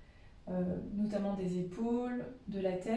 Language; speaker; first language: French; native; French